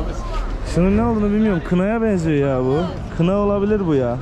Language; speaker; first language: Turkish; native; Turkish